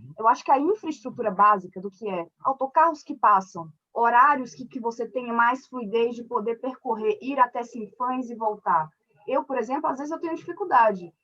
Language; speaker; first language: Portuguese; early bilingual, other home language; French